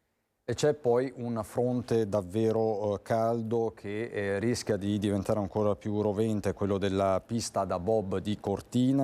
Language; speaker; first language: Italian; native; Italian